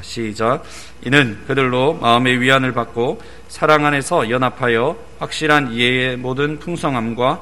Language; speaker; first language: Korean; native; Korean